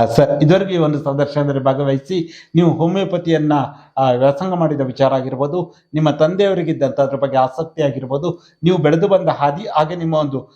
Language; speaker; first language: Kannada; native; Kannada